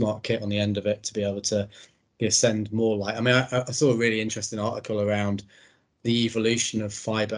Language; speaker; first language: English; native; English